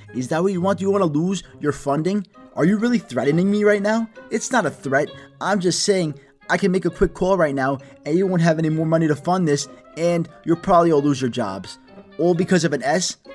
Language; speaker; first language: English; early bilingual, other home language; Greek